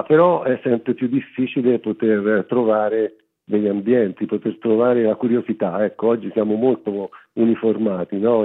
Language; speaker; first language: Italian; native; Italian